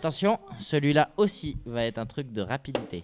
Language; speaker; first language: French; native; French